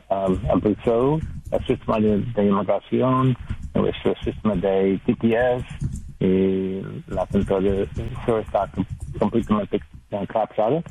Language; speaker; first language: Spanish; non-native, learner; English